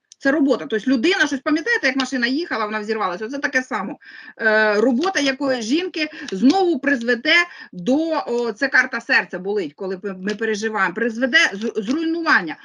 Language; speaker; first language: Ukrainian; non-native, local second language; Russian